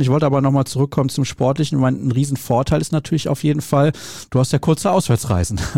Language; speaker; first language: German; native; German